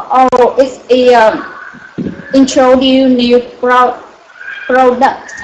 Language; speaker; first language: English; non-native, learner; Vietnamese